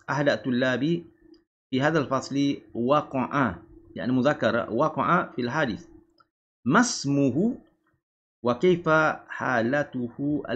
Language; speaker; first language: Arabic; non-native, fluent; Malay